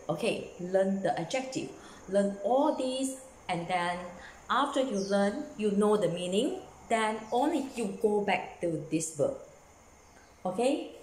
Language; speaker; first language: English; non-native, local second language; Chinese